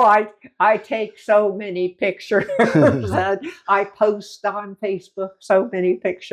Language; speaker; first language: English; native; English